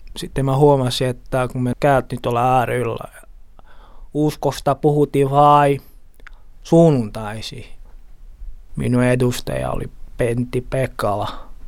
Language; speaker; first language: Finnish; non-native, learner; Portuguese